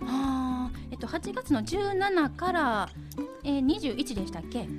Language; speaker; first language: Japanese; native; Japanese